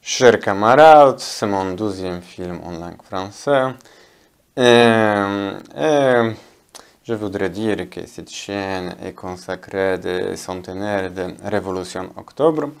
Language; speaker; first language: French; non-native, learner; Polish